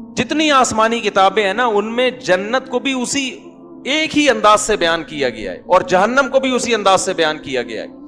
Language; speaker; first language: Urdu; native; Urdu